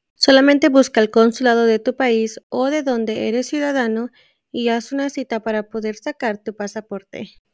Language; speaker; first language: Spanish; early bilingual, heritage; Spanish